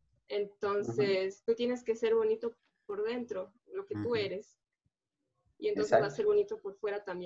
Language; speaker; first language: Spanish; early bilingual, other home language; Portuguese